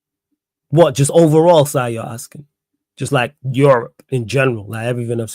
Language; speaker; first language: English; native; English